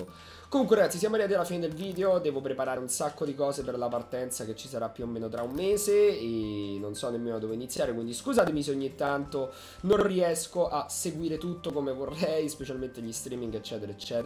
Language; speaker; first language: Italian; native; Italian